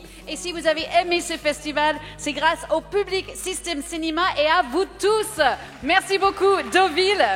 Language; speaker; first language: French; native; French